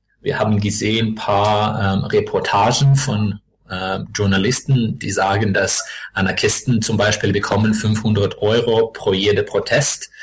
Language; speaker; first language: German; non-native, learner; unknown